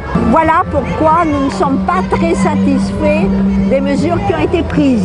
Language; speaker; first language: French; native; French